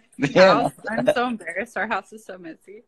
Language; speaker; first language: English; native; English